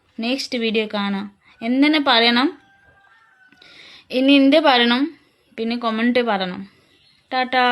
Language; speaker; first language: Malayalam; non-native, learner; Bangla